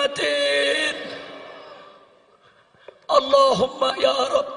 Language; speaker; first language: Indonesian; native; Indonesian